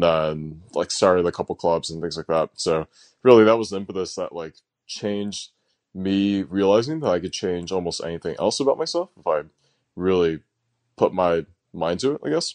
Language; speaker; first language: English; native; English